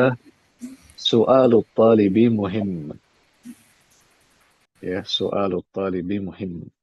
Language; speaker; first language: Arabic; non-native, fluent; Indonesian